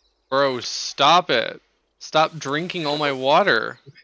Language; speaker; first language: English; native; English